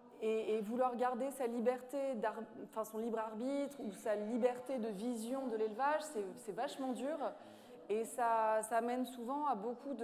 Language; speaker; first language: French; native; French